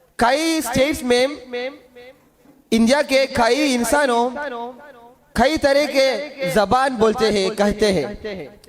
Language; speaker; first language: Hindi; non-native, local second language; Malayalam